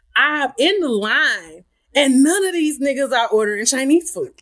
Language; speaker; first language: English; native; English